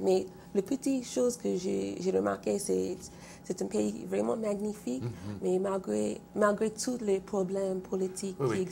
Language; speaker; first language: French; non-native, fluent; English